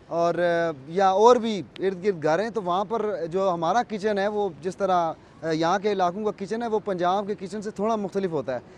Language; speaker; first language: Urdu; non-native, local second language; Pahari-Potwari